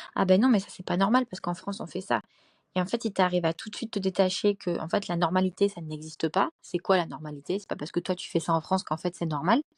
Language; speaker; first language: French; native; French